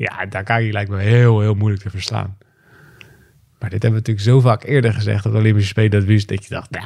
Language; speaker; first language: Dutch; native; Dutch